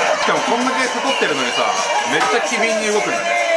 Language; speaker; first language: Japanese; native; Japanese